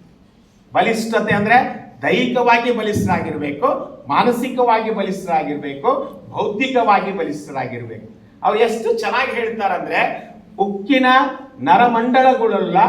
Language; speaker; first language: Kannada; native; Kannada